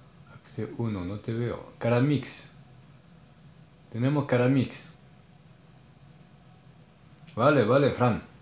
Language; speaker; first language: Spanish; non-native, learner; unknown